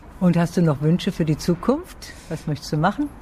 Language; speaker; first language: German; native; German